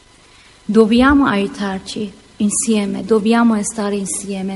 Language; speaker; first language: Italian; non-native, learner; Persian